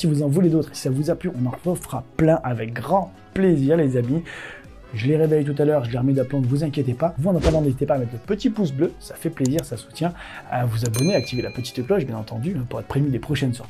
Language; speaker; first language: French; native; French